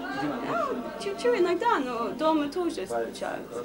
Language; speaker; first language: Russian; non-native, learner; English